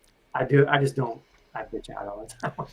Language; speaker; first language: English; native; English